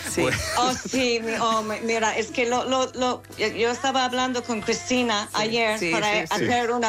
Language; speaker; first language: Spanish; non-native, learner; English